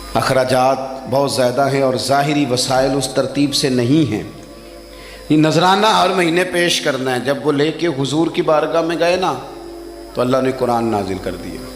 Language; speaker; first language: Urdu; non-native, local second language; Punjabi